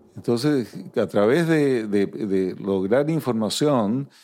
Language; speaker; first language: Spanish; native; Spanish